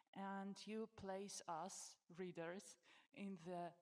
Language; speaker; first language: English; non-native, fluent; Polish